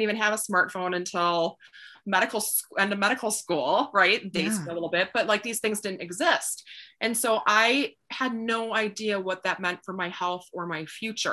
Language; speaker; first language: English; native; English